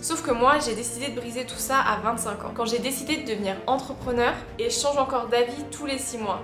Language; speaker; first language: French; native; French